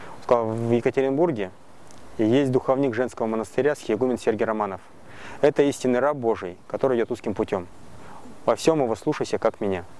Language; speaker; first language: Russian; native; Russian